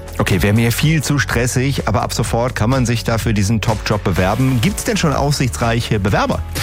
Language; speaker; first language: German; native; German